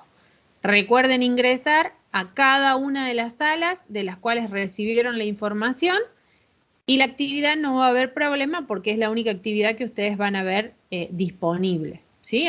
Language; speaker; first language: Spanish; native; Spanish